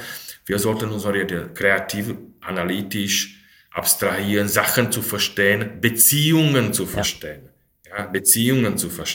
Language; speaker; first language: German; non-native, fluent; Slovak